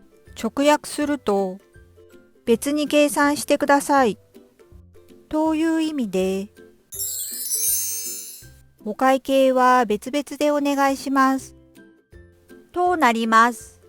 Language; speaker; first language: Japanese; non-native, fluent; Korean